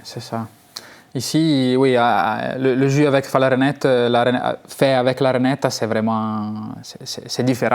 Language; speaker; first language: French; non-native, local second language; Italian